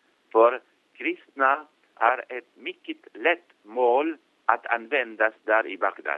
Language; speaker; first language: Swedish; non-native, fluent; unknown